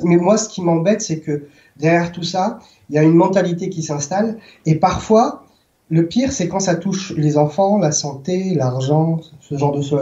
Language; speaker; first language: French; native; French